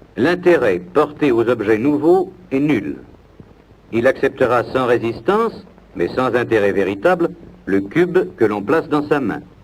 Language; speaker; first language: French; native; French